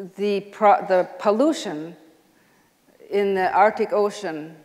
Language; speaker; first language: English; native; English